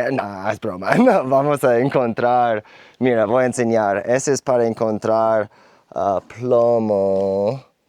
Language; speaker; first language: Spanish; non-native, learner; English